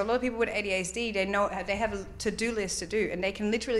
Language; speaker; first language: English; non-native, fluent; Dutch